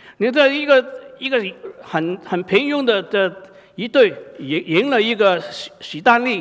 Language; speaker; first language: Chinese; native; Chinese